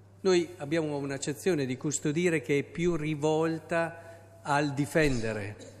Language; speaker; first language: Italian; native; Italian